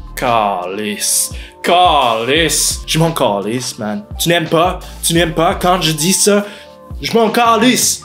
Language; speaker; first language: French; non-native, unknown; English